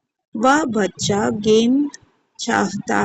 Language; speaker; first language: Hindi; non-native, local second language; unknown